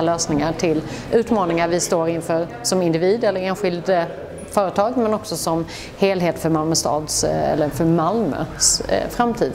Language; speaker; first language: Swedish; native; Swedish